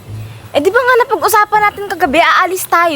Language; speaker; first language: Filipino; native; Filipino